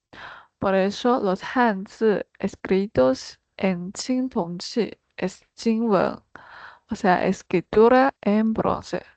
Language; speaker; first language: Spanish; non-native, fluent; Chinese